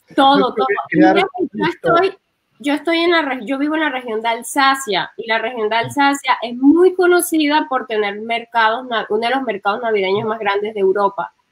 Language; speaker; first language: Spanish; native; Spanish